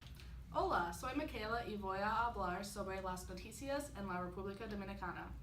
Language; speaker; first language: Spanish; non-native, learner; English